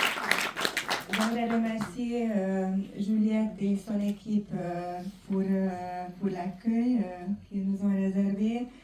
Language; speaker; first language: French; non-native, fluent; Hungarian